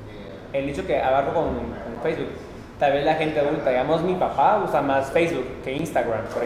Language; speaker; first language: Spanish; native; Spanish